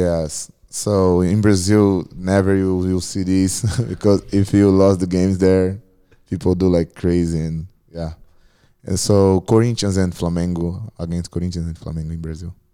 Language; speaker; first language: English; non-native, learner; Portuguese